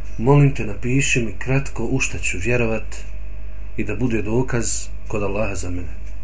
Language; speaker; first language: Bosnian; native; Bosnian